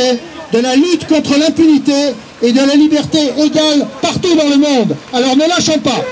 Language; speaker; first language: French; native; French